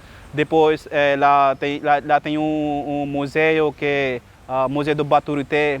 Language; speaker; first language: Portuguese; non-native, learner; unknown